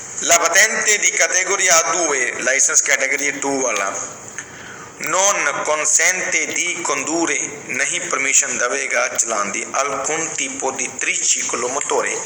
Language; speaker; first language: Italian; non-native, fluent; Punjabi